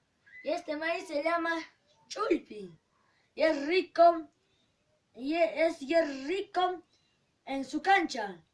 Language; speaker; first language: Spanish; non-native, local second language; Quechua